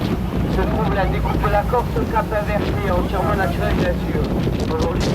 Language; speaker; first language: French; native; French